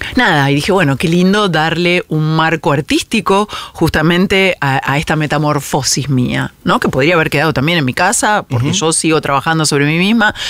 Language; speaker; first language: Spanish; native; Spanish